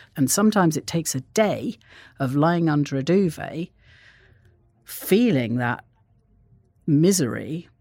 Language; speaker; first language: English; native; English